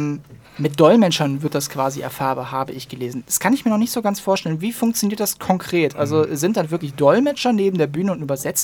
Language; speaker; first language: German; native; German